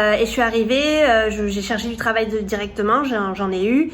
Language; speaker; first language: French; native; French